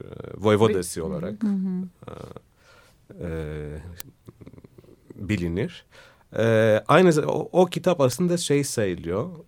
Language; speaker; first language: Turkish; non-native, fluent; Greek